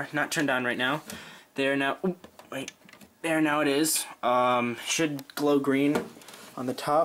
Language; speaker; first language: English; native; English